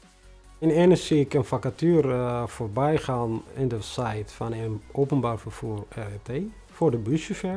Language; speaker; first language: Dutch; non-native, fluent; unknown